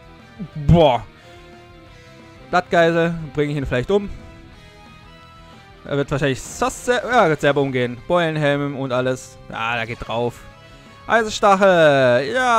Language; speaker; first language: German; native; German